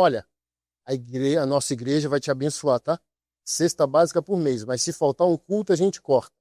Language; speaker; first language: Portuguese; native; Portuguese